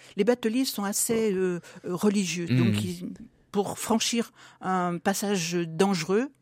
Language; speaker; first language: French; native; French